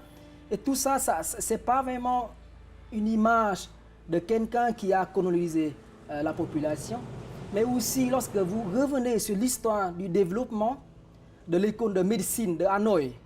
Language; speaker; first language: French; non-native, fluent; Vietnamese